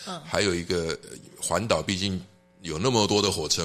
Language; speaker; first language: Chinese; native; Chinese